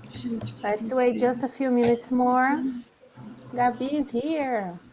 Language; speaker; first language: English; non-native, fluent; Portuguese